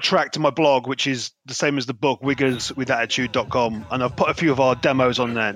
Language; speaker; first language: English; native; English